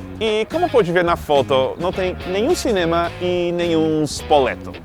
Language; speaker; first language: Portuguese; non-native, fluent; English